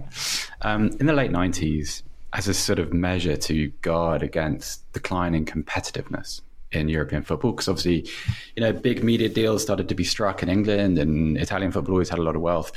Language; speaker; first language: English; native; English